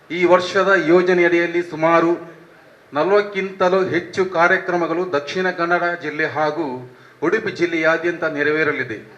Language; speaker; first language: Kannada; native; Kannada